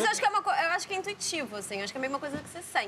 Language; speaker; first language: Portuguese; native; Portuguese